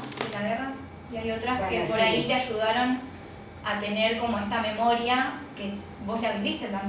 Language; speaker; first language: Spanish; native; Spanish